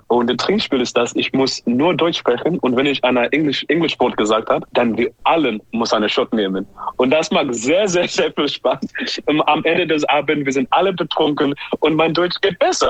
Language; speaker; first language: German; non-native, learner; English